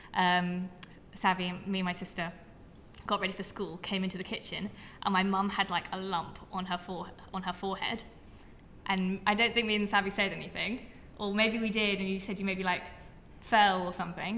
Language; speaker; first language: English; native; English